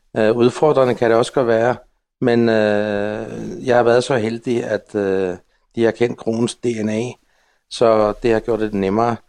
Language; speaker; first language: Danish; non-native, local second language; Faroese